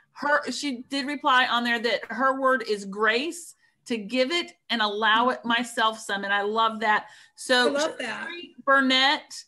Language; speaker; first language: English; native; English